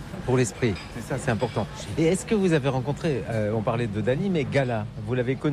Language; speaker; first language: French; native; French